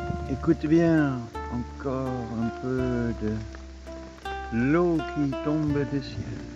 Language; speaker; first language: French; non-native, learner; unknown